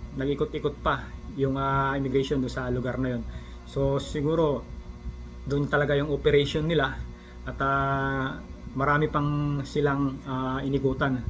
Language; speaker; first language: Filipino; native; Filipino